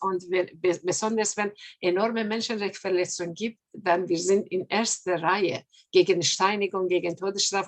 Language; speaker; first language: German; non-native, fluent; Persian